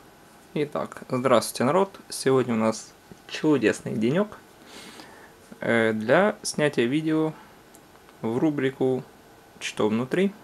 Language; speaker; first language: Russian; non-native, local second language; Ukrainian